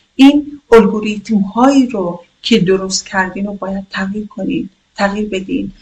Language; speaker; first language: Persian; non-native, local second language; Kurdish